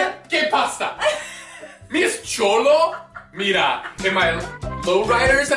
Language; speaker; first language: Spanish; non-native, learner; English